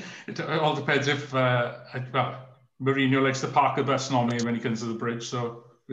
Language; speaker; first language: English; native; English